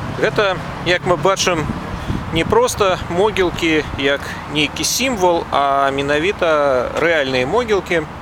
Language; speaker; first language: Belarusian; non-native, local second language; Russian